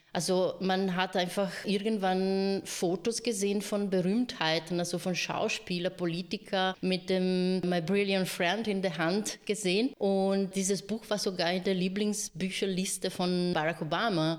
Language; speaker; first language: German; non-native, fluent; Italian